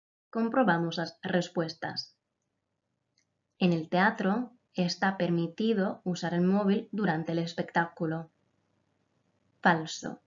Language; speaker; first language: Spanish; non-native, fluent; Croatian